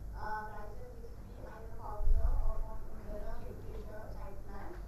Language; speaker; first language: German; non-native, learner; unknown